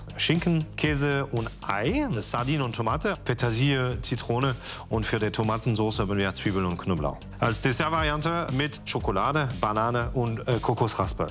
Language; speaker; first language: German; non-native, fluent; French